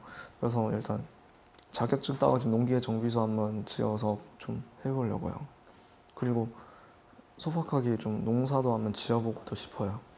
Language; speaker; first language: Korean; early bilingual, other home language; Chinese